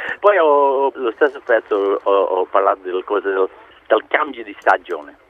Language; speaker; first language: Italian; non-native, fluent; English